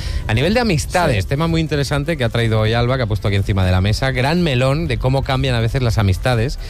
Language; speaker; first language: Spanish; native; Spanish